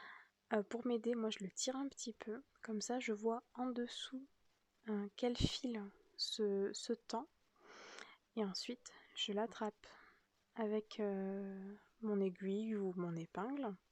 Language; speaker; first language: French; native; French